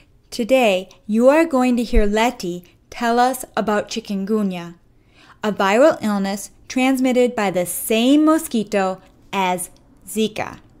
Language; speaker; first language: English; native; English